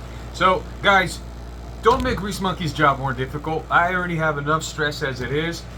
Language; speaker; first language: English; native; English